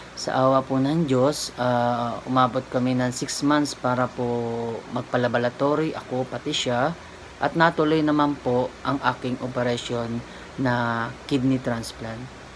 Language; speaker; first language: Filipino; native; Filipino